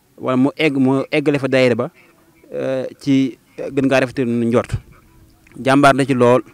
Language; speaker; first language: Wolof; native; Wolof